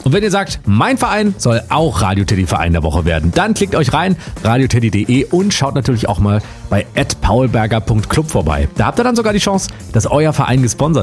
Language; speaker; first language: German; native; German